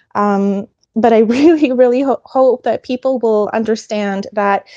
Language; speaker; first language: English; early bilingual, other home language; Ukrainian